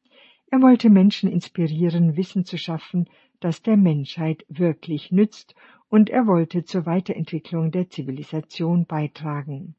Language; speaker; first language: German; native; German